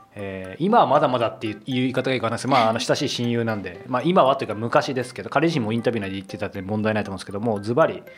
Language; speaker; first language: Japanese; native; Japanese